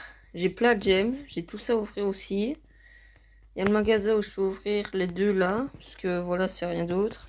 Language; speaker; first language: French; native; French